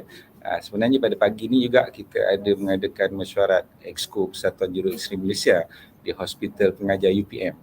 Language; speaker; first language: Malay; native; Malay